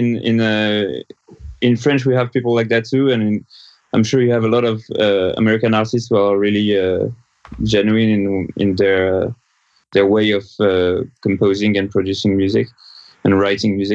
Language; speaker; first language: English; non-native, fluent; French